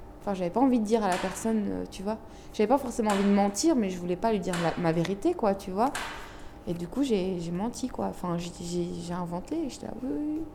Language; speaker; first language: French; early bilingual, other home language; Arabic